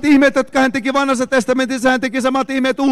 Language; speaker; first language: Finnish; native; Finnish